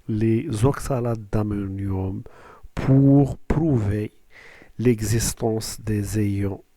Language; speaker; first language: French; non-native, local second language; Arabic